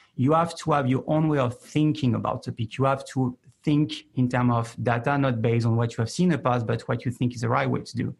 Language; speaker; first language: English; non-native, fluent; French